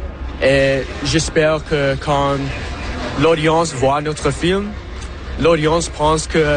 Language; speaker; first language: French; non-native, local second language; English